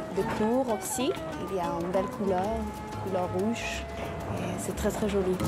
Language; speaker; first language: French; non-native, fluent; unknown